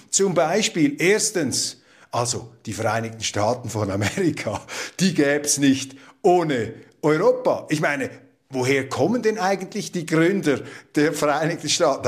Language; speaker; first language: German; native; German